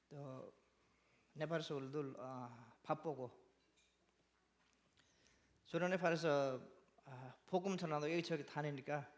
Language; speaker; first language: Korean; non-native, learner; Nepali